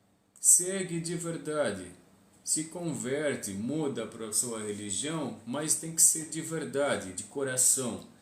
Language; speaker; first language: Portuguese; non-native, fluent; Arabic